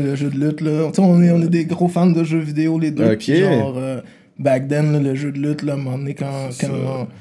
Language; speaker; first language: French; native; French